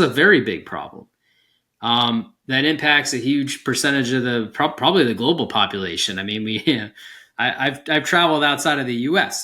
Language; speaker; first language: English; native; English